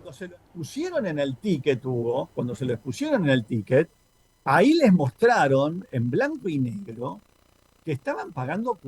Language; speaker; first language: Spanish; native; Spanish